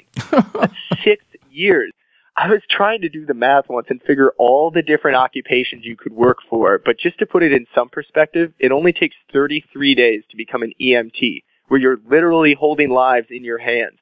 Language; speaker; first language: English; native; English